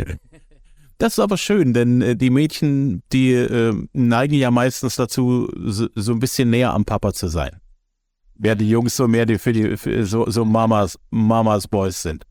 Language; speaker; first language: German; native; German